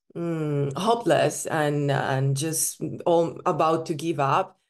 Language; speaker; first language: English; non-native, fluent; Spanish